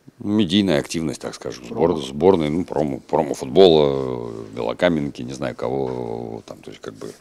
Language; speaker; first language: Russian; native; Russian